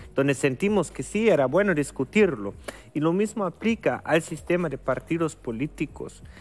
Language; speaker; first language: Spanish; non-native, fluent; German